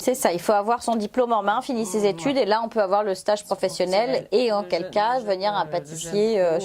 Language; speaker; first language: French; native; French